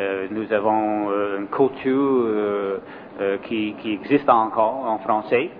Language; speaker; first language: French; non-native, fluent; English